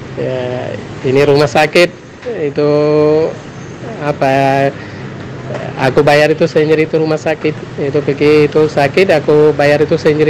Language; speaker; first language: Indonesian; non-native, learner; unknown